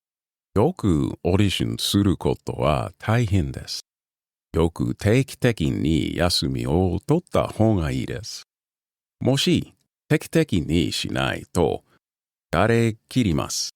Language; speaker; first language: Japanese; non-native, learner; English